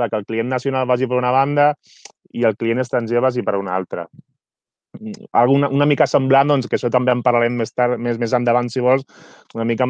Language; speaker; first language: Catalan; native; Catalan